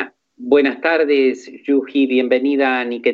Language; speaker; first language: Spanish; native; Spanish